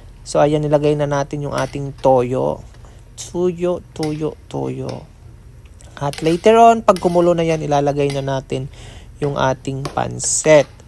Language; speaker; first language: Filipino; non-native, local second language; Waray